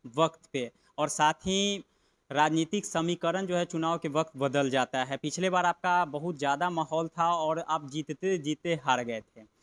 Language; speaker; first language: Hindi; native; Hindi